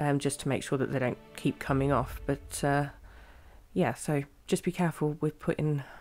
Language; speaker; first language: English; native; English